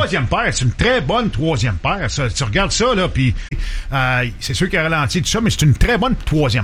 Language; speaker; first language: French; native; French